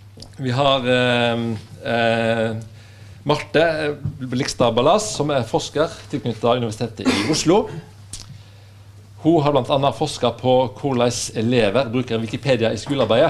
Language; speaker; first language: Norwegian; native; Norwegian